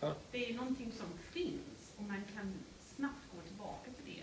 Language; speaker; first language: Swedish; non-native, fluent; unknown